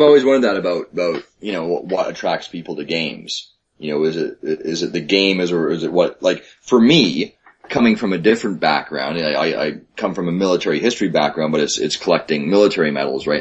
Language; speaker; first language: English; native; English